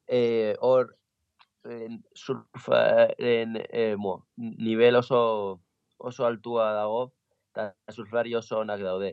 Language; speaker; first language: Basque; non-native, local second language; Spanish